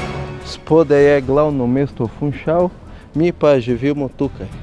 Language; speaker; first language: Slovenian; non-native, learner; Portuguese